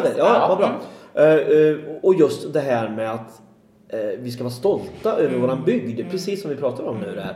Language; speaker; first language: Swedish; native; Swedish